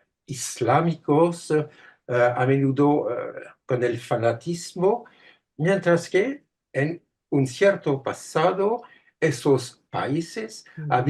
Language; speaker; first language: Spanish; non-native, fluent; French